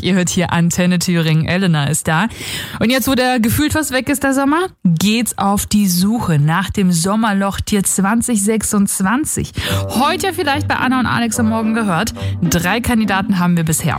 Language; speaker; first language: German; native; German